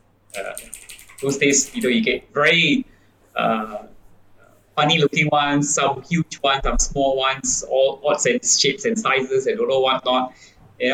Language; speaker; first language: English; non-native, local second language; Tamil